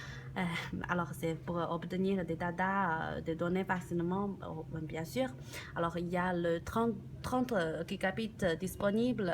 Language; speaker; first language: French; non-native, learner; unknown